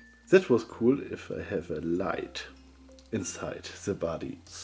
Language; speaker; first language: English; non-native, learner; German